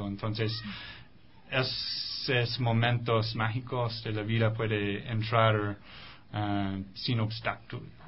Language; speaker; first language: Spanish; non-native, fluent; English